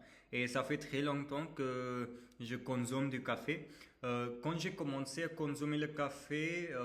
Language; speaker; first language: French; non-native, learner; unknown